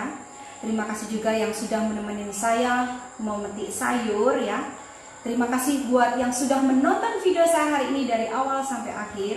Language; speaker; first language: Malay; non-native, local second language; Javanese